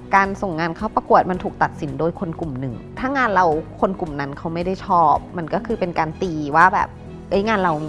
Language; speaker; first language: Thai; native; Thai